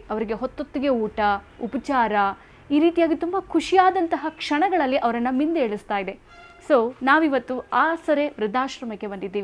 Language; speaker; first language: Kannada; native; Kannada